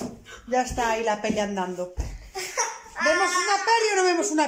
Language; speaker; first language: Spanish; native; Spanish